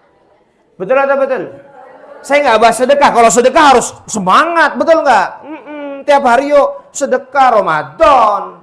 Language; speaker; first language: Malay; non-native, local second language; Javanese